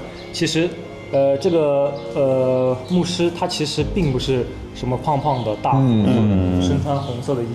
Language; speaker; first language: Chinese; native; Chinese